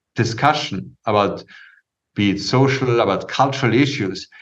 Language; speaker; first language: English; non-native, fluent; German